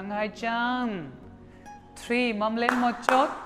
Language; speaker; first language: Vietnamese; non-native, learner; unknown